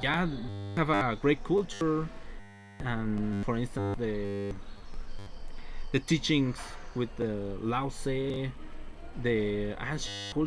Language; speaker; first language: English; non-native, learner; Spanish